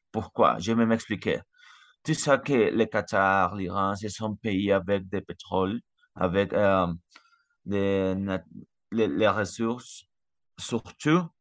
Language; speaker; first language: French; non-native, learner; Spanish